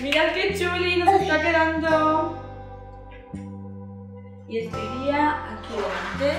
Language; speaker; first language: Spanish; native; Spanish